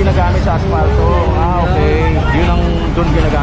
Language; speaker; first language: Filipino; native; Filipino